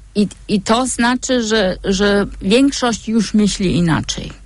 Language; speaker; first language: Polish; non-native, fluent; German